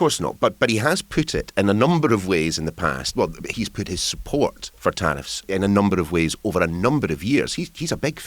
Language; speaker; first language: English; native; English